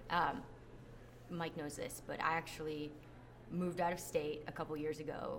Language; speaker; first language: English; native; English